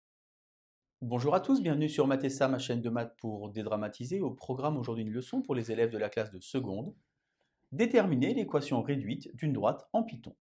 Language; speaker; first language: French; native; French